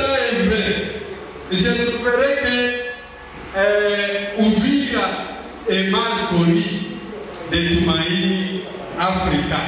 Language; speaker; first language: French; non-native, local second language; Swahili